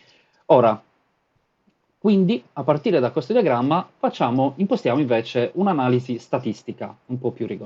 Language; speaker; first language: Italian; native; Italian